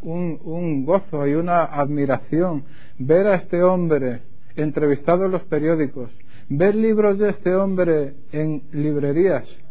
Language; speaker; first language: Spanish; native; Spanish